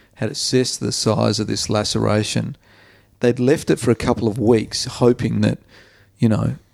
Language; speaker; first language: English; native; English